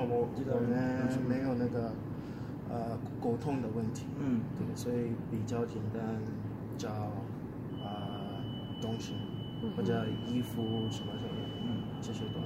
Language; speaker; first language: Chinese; non-native, fluent; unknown